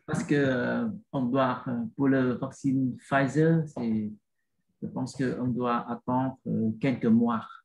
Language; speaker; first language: French; non-native, learner; Vietnamese